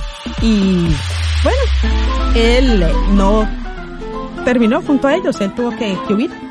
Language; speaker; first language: Spanish; native; Spanish